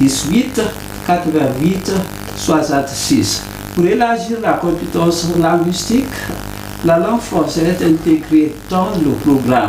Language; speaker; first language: French; non-native, fluent; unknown